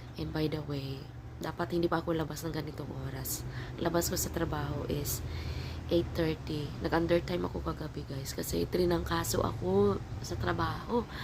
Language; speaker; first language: Filipino; native; Filipino